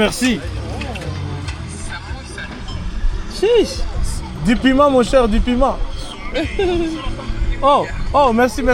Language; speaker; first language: French; non-native, local second language; Swahili